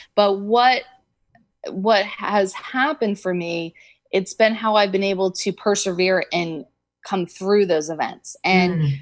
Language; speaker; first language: English; native; English